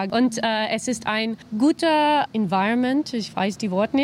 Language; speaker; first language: German; non-native, learner; English